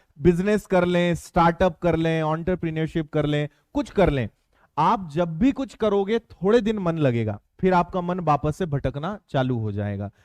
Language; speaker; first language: Hindi; native; Hindi